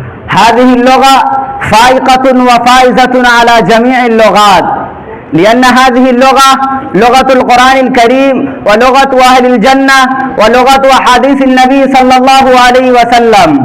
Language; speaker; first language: Arabic; non-native, fluent; Urdu